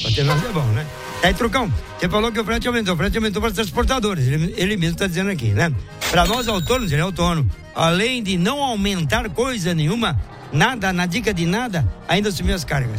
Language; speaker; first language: Portuguese; native; Portuguese